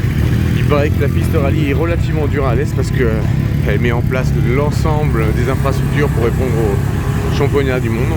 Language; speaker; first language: French; native; French